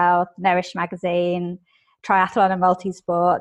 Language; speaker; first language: English; native; English